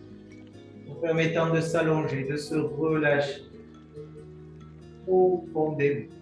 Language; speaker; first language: French; native; French